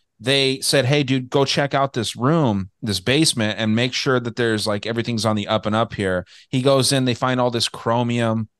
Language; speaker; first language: English; native; English